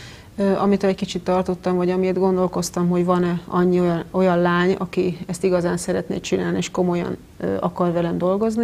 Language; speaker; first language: Hungarian; native; Hungarian